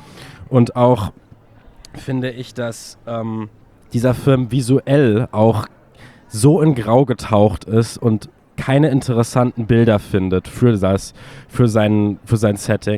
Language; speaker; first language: German; native; German